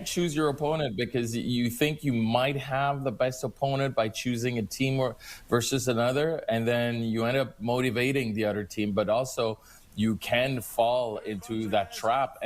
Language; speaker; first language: English; non-native, local second language; French